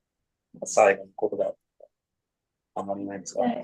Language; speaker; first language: Japanese; non-native, learner; English